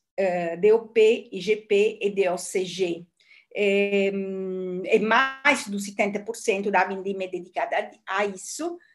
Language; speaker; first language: Portuguese; non-native, fluent; Italian